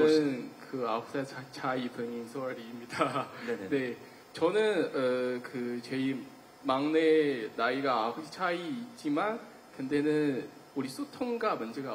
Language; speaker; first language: Korean; non-native, learner; Chinese